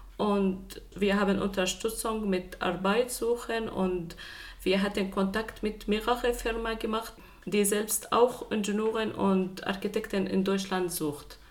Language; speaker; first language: German; non-native, fluent; Arabic